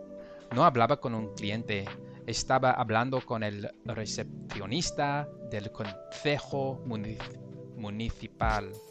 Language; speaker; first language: Spanish; non-native, learner; English